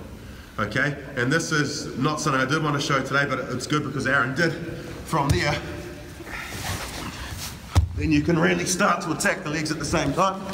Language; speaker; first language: English; native; English